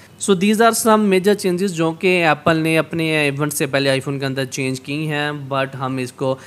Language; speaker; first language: Urdu; native; Urdu